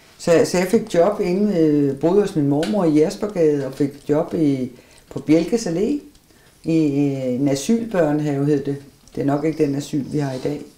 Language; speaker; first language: Danish; native; Danish